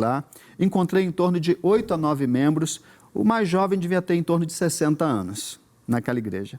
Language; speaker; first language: Portuguese; native; Portuguese